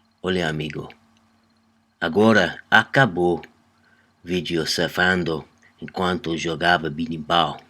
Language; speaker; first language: Portuguese; non-native, learner; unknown